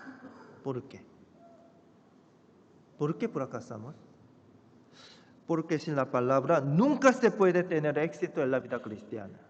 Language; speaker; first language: Spanish; non-native, fluent; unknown